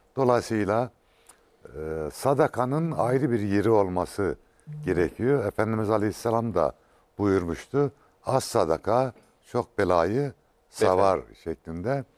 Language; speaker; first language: Turkish; native; Turkish